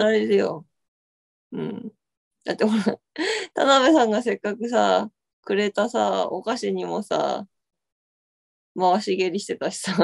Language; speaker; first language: Japanese; native; Japanese